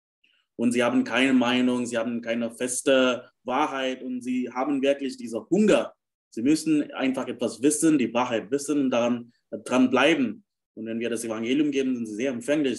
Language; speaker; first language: German; non-native, fluent; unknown